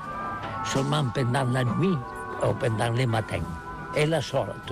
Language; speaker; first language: French; non-native, learner; Catalan